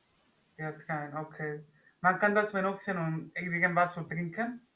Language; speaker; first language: German; non-native, learner; Spanish